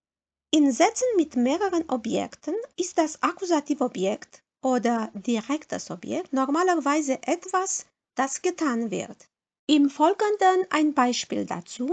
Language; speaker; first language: German; non-native, fluent; Romanian